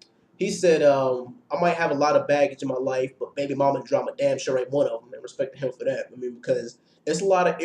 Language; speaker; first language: English; native; English